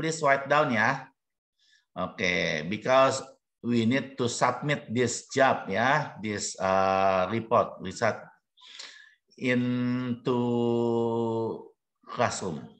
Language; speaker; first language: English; non-native, learner; Indonesian